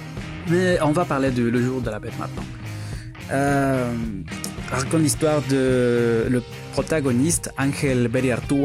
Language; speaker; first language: French; non-native, fluent; Spanish